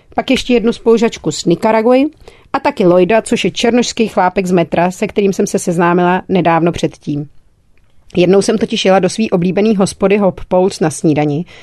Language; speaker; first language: Czech; native; Czech